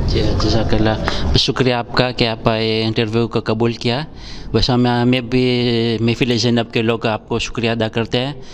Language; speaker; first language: Urdu; non-native, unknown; Gujarati